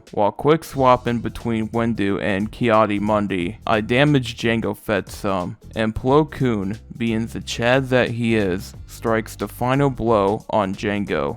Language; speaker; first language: English; native; English